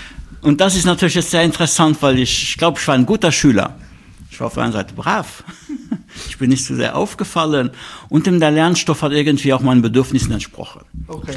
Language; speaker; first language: German; non-native, local second language; Luxembourgish